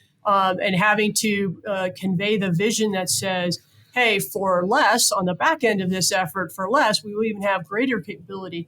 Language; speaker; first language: English; native; English